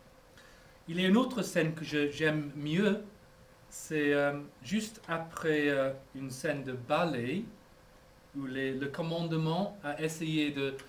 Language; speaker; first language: French; non-native, fluent; English